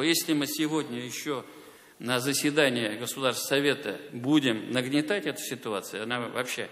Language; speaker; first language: Russian; native; Russian